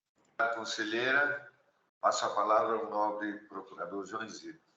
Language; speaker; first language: Portuguese; native; Portuguese